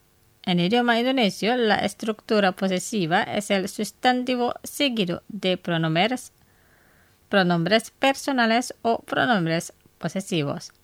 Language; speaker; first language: Spanish; non-native, fluent; Indonesian